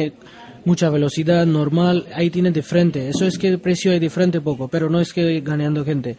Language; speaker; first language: Spanish; non-native, learner; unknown